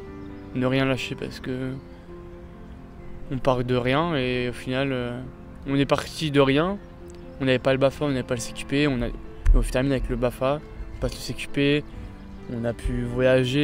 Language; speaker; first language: French; native; French